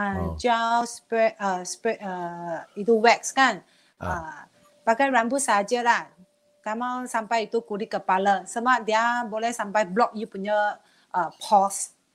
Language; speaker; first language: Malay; non-native, local second language; Chinese